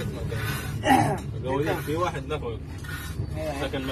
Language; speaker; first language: Arabic; non-native, learner; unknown